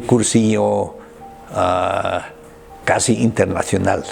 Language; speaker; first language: Spanish; non-native, fluent; German